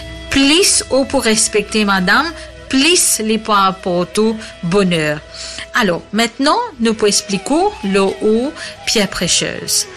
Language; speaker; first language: French; native; French